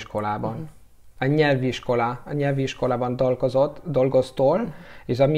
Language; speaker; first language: Hungarian; non-native, learner; Italian